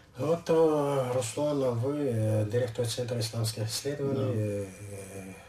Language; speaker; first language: Russian; non-native, local second language; Lezghian